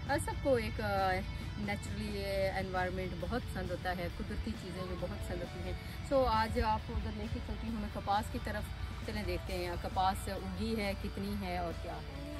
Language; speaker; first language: Urdu; non-native, local second language; Punjabi